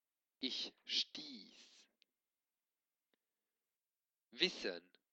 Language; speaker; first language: German; non-native, local second language; Luxembourgish